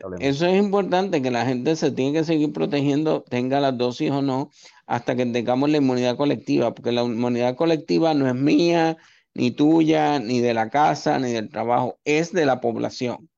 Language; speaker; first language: Spanish; native; Spanish